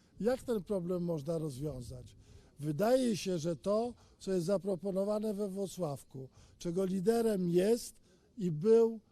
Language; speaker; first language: Polish; native; Polish